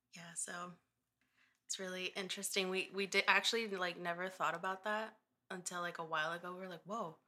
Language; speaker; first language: English; early bilingual, other home language; Spanish